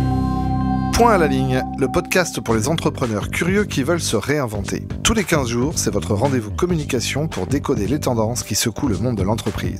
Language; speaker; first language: French; native; French